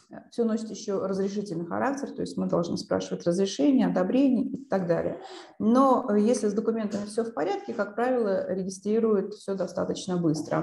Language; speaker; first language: Russian; non-native, local second language; Uzbek